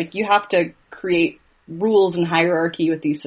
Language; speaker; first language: English; native; English